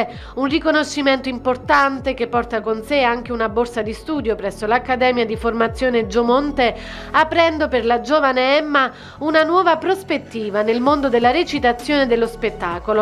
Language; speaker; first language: Italian; native; Italian